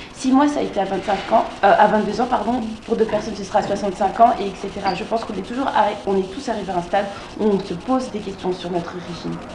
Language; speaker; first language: French; early bilingual, other home language; Kinyarwanda